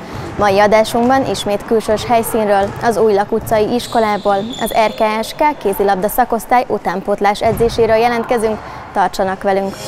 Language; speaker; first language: Hungarian; native; Hungarian